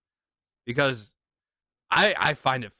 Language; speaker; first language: English; native; English